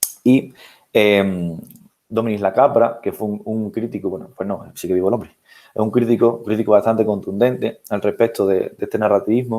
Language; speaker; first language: Spanish; native; Spanish